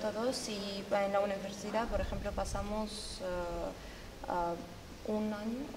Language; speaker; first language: Spanish; non-native, fluent; Armenian